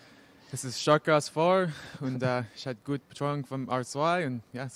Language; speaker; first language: German; non-native, learner; English